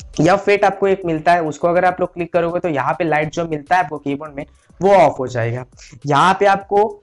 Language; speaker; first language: Hindi; native; Hindi